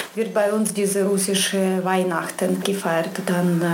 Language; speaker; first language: German; non-native, fluent; Russian